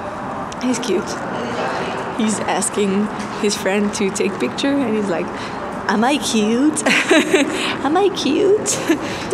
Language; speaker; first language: English; non-native, fluent; French